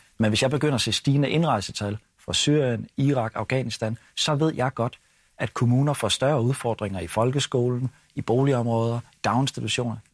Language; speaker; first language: Danish; native; Danish